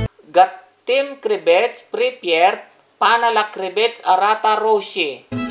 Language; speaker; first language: Romanian; non-native, learner; Filipino